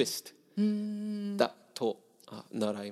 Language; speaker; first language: Japanese; non-native, learner; English